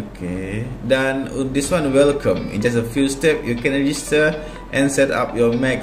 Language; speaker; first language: English; non-native, local second language; Malay